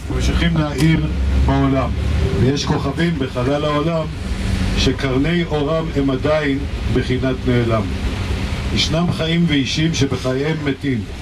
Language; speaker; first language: Hebrew; native; Hebrew